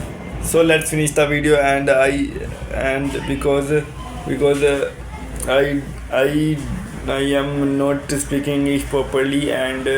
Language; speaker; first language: English; non-native, learner; Urdu